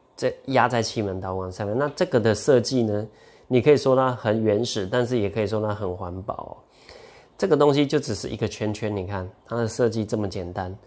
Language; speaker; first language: Chinese; native; Chinese